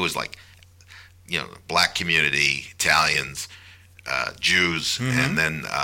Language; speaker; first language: English; native; English